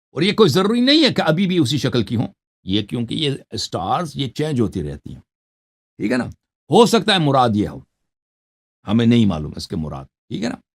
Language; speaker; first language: Urdu; non-native, fluent; Persian